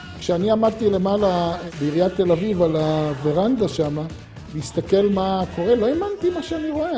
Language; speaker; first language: Hebrew; native; Hebrew